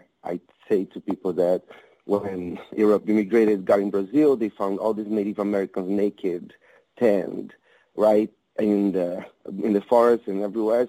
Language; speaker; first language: English; non-native, fluent; Portuguese